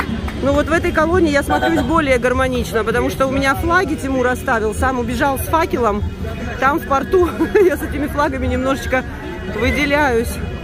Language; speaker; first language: Russian; native; Russian